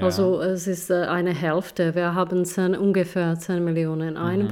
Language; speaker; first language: German; non-native, fluent; Czech